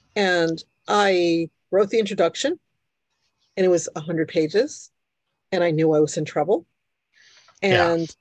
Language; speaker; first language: English; early bilingual, other home language; Hungarian